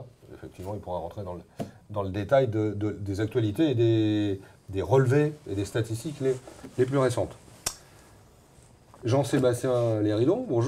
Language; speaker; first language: French; native; French